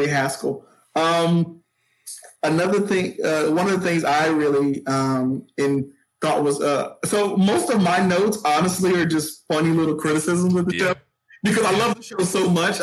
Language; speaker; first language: English; native; English